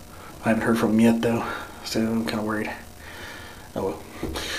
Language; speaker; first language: English; native; English